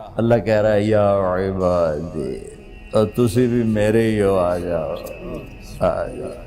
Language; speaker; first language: Urdu; non-native, local second language; Punjabi